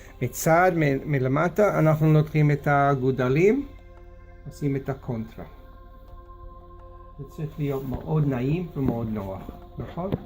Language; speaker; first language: Hebrew; non-native, fluent; English